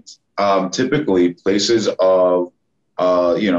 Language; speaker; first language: English; native; English